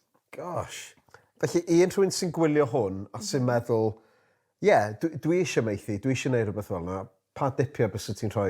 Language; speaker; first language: Welsh; native; Welsh